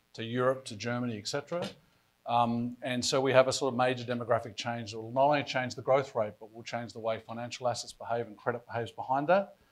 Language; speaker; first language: English; native; English